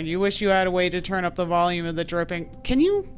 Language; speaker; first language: English; native; English